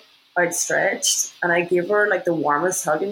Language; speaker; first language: English; native; English